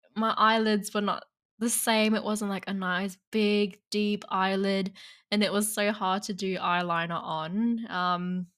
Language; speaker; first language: English; non-native, local second language; Vietnamese